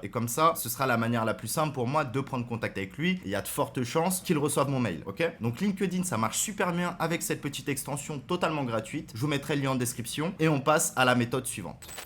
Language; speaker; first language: French; native; French